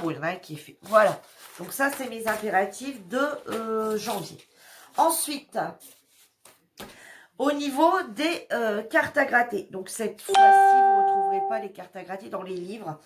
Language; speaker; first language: French; native; French